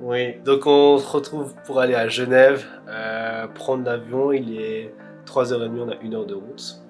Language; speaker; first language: French; native; French